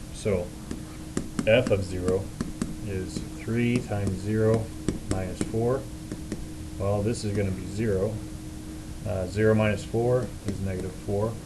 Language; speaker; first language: English; native; English